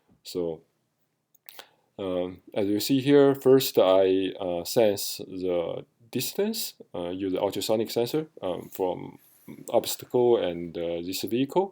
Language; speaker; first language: English; non-native, fluent; Chinese